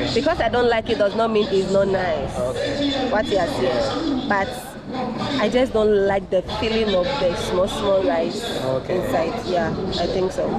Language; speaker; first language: English; non-native, local second language; Yoruba